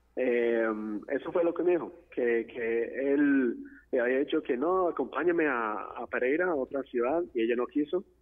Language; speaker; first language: Spanish; non-native, fluent; English